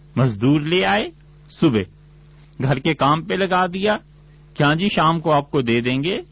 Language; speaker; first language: Urdu; non-native, local second language; Punjabi